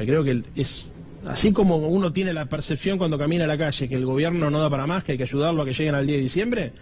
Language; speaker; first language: Spanish; native; Spanish